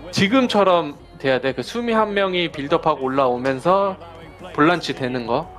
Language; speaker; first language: Korean; native; Korean